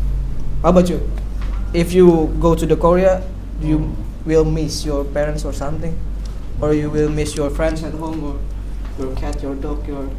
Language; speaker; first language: English; non-native, learner; Indonesian